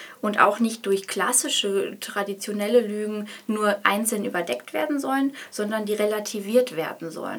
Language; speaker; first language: German; native; German